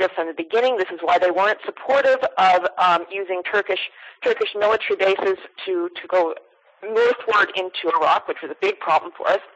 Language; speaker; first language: English; native; English